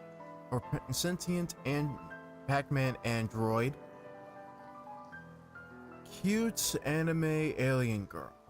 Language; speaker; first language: English; native; English